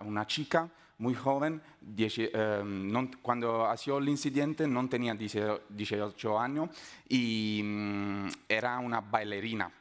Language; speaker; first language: Spanish; non-native, fluent; Italian